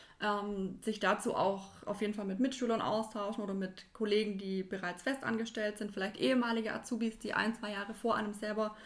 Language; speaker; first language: German; native; German